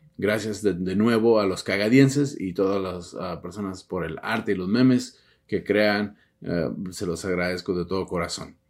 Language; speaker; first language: Spanish; early bilingual, heritage; Spanish